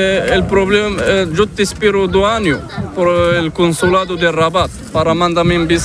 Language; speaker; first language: Spanish; non-native, learner; Arabic